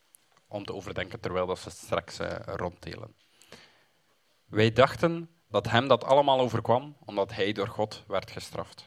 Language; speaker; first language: Dutch; native; Dutch